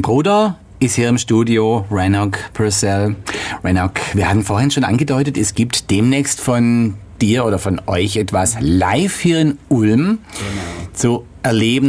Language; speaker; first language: German; native; German